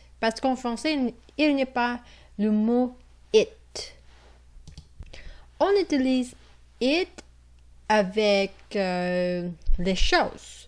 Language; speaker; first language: French; non-native, fluent; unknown